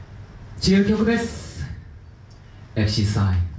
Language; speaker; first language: Japanese; non-native, learner; Korean